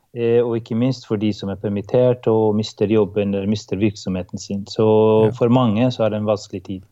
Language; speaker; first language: Norwegian; non-native, fluent; Albanian